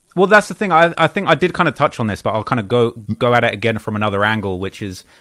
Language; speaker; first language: English; native; English